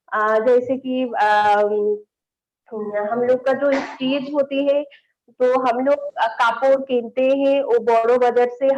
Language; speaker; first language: Hindi; non-native, local second language; Bangla